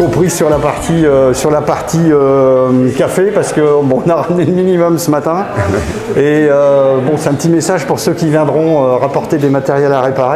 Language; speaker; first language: French; native; French